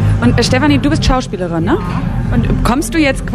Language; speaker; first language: German; native; German